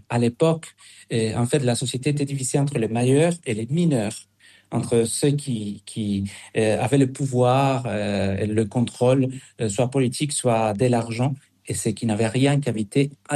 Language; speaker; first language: French; non-native, fluent; Spanish